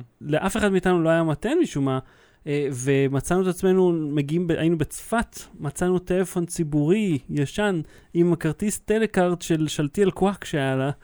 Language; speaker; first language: Hebrew; early bilingual, other home language; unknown